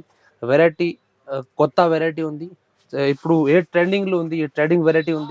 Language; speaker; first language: Telugu; non-native, local second language; Hindi